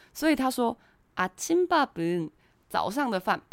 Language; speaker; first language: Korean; non-native, fluent; Chinese